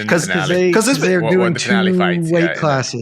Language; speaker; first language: English; native; English